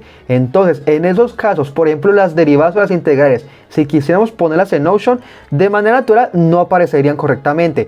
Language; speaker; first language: Spanish; native; Spanish